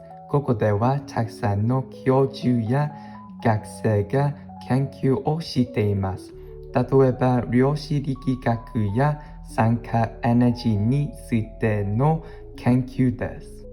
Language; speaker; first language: Japanese; non-native, learner; English